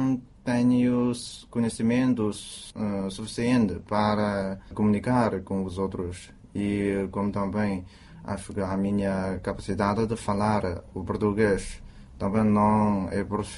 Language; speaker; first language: Portuguese; non-native, fluent; Chinese